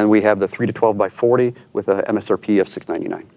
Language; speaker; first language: English; native; English